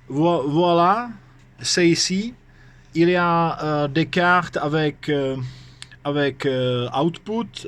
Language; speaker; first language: French; non-native, fluent; Czech